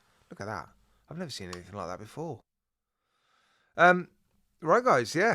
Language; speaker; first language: English; native; English